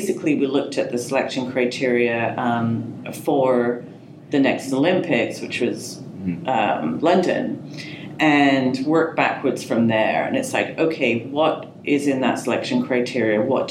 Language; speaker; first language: English; native; English